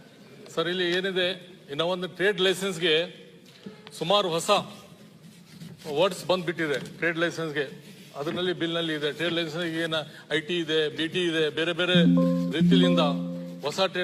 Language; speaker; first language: Kannada; non-native, local second language; Urdu